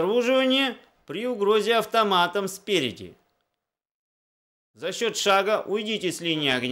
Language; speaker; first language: Russian; native; Russian